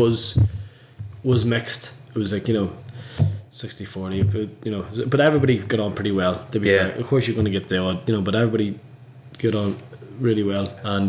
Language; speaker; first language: English; native; English